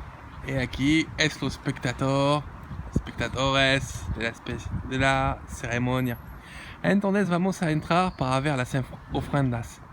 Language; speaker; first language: Spanish; non-native, learner; French